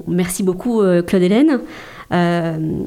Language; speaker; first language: French; native; French